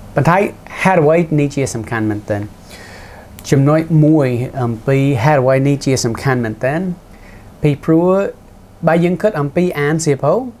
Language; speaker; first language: Khmer; non-native, fluent; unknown